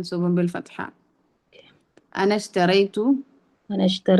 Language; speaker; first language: Arabic; non-native, fluent; Malayalam